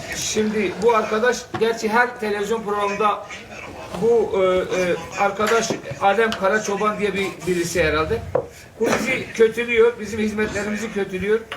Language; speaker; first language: Turkish; non-native, local second language; Kurdish